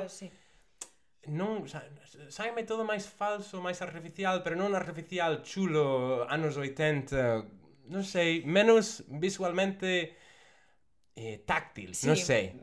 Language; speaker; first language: Galician; non-native, local second language; Spanish